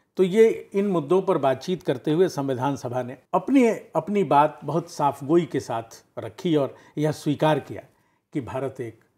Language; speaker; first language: Hindi; native; Hindi